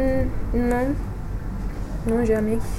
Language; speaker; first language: French; non-native, fluent; English